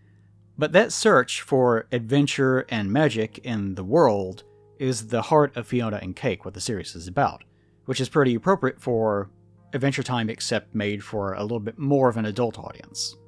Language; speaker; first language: English; native; English